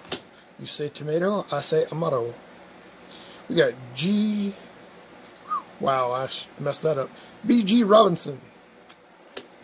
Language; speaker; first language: English; native; English